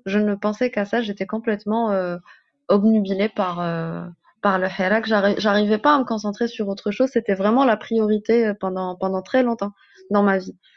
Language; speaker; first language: French; non-native, local second language; Arabic